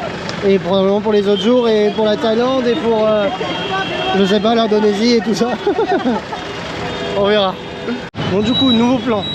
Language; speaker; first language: French; native; French